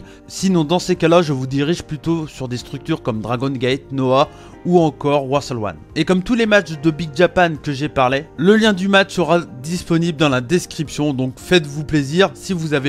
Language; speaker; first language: French; native; French